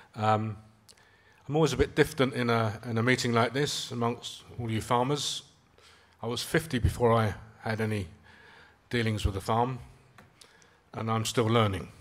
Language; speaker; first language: English; native; English